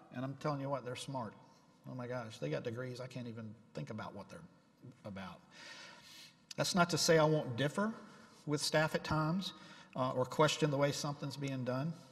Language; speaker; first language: English; native; English